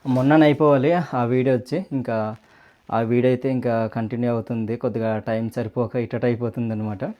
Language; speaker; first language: Telugu; non-native, local second language; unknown